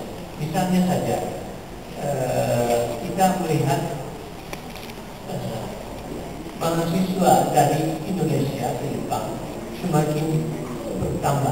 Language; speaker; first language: Indonesian; non-native, fluent; Japanese